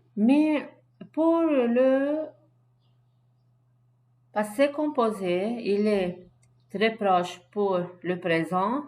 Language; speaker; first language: French; non-native, fluent; Arabic